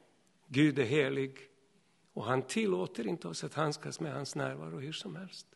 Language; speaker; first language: Swedish; non-native, fluent; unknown